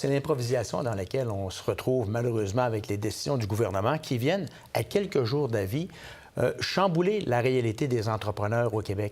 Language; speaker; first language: French; native; French